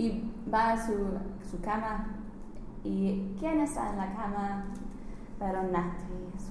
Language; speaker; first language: Spanish; non-native, learner; English